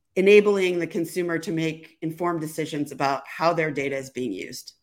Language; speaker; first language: English; native; English